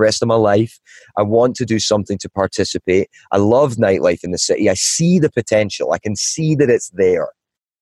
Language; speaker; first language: English; native; English